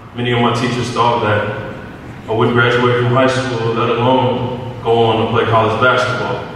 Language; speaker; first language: English; native; English